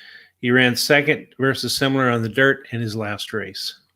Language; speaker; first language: English; native; English